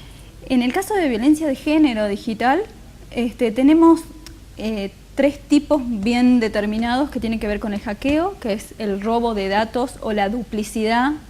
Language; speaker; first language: Spanish; native; Spanish